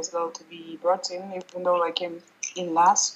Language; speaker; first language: English; non-native, local second language; Kinyarwanda